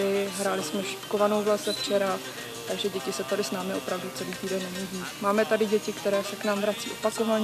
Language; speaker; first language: Czech; native; Czech